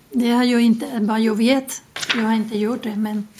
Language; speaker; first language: Swedish; non-native, learner; Spanish